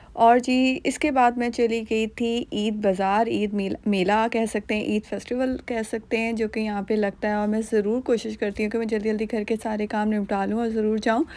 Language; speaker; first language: Urdu; native; Urdu